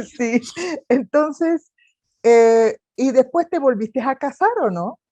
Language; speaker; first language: Spanish; native; Spanish